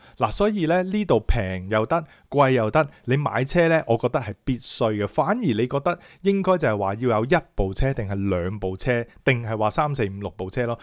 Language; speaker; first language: Chinese; non-native, local second language; Cantonese